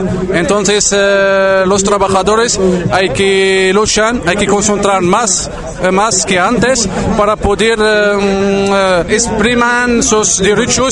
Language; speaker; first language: Spanish; non-native, learner; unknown